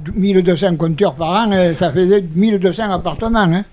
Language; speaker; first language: French; native; French